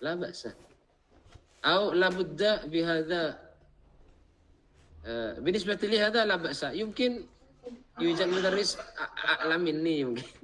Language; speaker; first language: Arabic; non-native, fluent; Indonesian